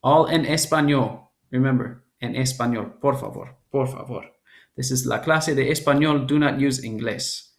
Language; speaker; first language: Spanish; non-native, fluent; English